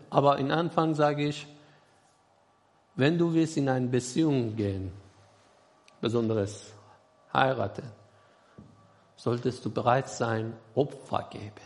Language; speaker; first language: German; non-native, learner; Persian